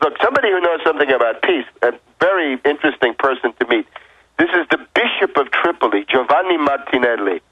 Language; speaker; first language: English; native; English